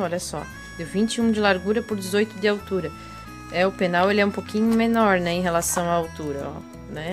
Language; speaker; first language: Portuguese; native; Portuguese